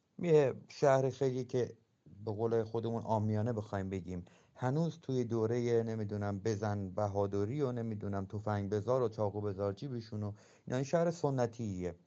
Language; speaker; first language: Persian; native; Persian